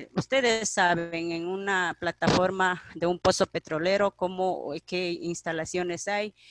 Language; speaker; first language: Spanish; non-native, local second language; Quechua